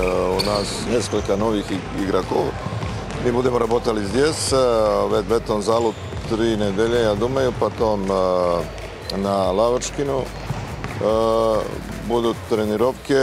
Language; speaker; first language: Russian; non-native, fluent; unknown